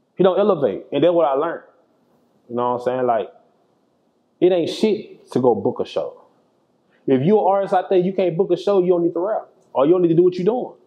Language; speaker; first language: English; native; English